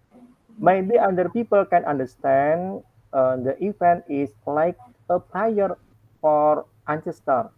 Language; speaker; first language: English; non-native, learner; Indonesian